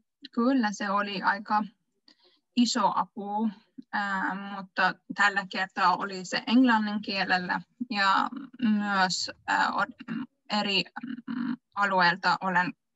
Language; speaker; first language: Finnish; non-native, learner; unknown